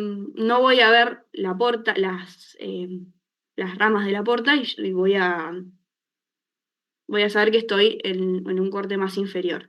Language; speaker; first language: Spanish; native; Spanish